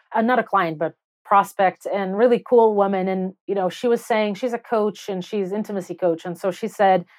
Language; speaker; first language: English; non-native, fluent; Russian